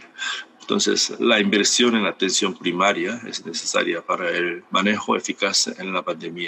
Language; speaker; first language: Spanish; non-native, fluent; Korean